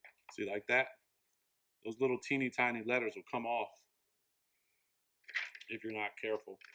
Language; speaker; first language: English; native; English